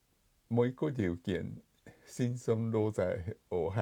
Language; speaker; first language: Vietnamese; non-native, fluent; Japanese